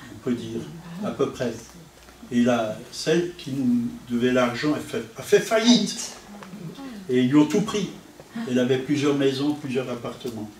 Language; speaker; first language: French; non-native, fluent; Italian